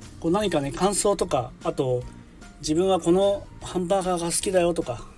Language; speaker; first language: Japanese; native; Japanese